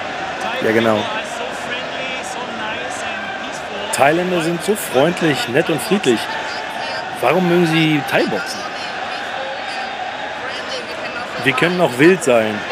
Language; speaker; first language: German; non-native, learner; Thai